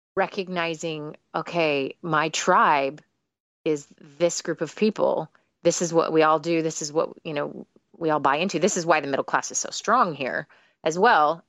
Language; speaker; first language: English; native; English